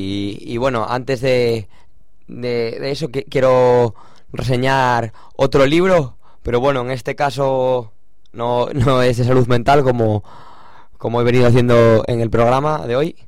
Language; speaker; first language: Spanish; native; Spanish